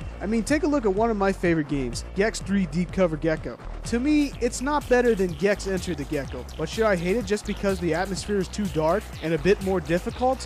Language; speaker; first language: English; non-native, fluent; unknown